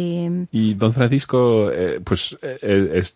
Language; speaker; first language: Spanish; non-native, fluent; English